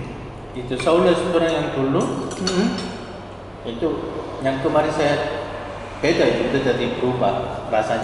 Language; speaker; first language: Indonesian; non-native, learner; Korean